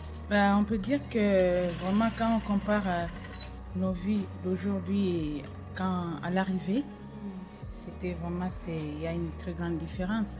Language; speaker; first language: French; non-native, learner; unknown